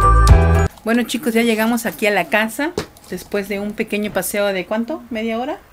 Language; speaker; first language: Spanish; native; Spanish